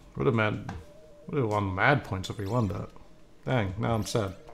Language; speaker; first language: English; native; English